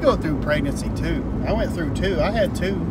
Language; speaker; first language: English; native; English